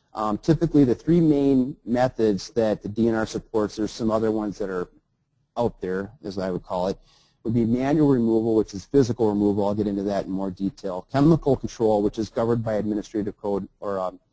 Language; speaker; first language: English; native; English